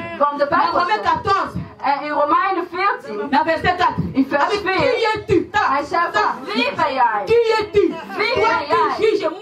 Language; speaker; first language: Dutch; non-native, fluent; Lingala